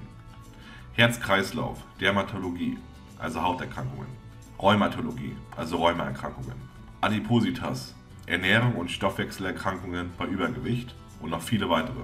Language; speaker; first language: German; native; German